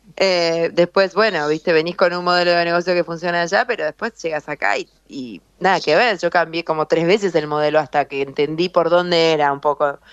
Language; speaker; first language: Spanish; native; Spanish